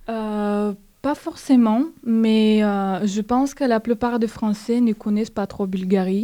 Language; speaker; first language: French; non-native, fluent; Bulgarian